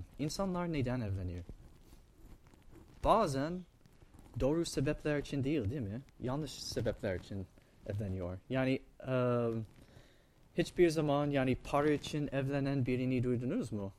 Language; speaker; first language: Turkish; non-native, fluent; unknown